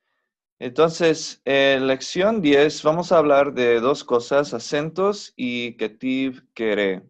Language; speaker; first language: Spanish; non-native, fluent; English